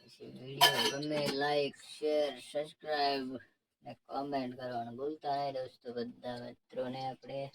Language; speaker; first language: Gujarati; non-native, local second language; Bhili